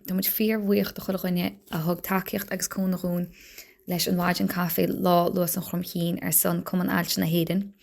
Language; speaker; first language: Irish; native; Irish